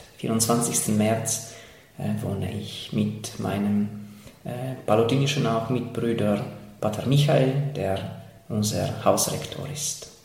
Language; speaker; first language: German; non-native, fluent; Polish